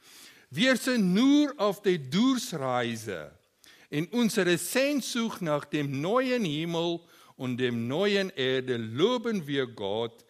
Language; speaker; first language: German; non-native, learner; Afrikaans